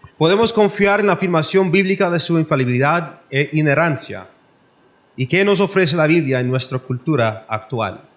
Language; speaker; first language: Spanish; non-native, learner; English